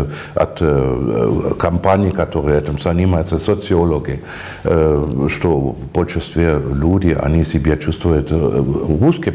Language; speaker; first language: Russian; non-native, fluent; German